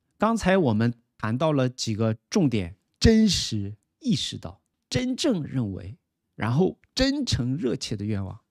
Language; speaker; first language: Chinese; native; Chinese